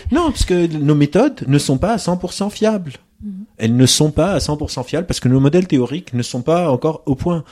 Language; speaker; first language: French; non-native, local second language; Arabic